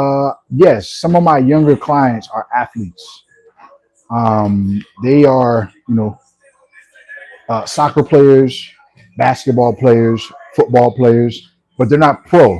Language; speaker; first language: English; native; English